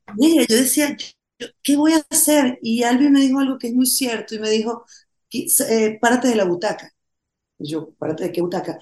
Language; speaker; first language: Spanish; native; Spanish